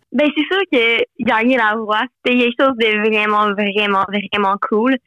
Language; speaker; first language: French; non-native, local second language; English